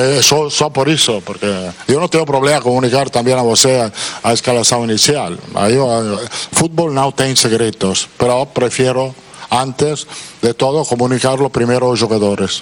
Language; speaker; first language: Portuguese; non-native, fluent; Italian